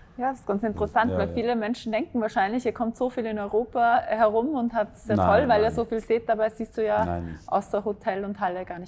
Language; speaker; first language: German; native; German